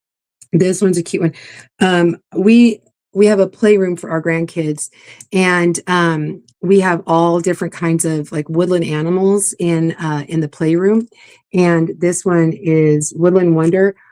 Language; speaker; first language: English; native; English